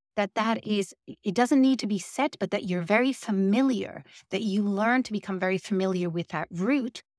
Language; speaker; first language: English; non-native, fluent; Dutch